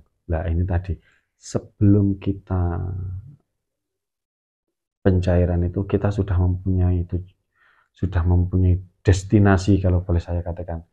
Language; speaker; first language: Indonesian; native; Indonesian